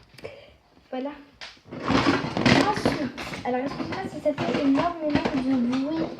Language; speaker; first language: French; native; French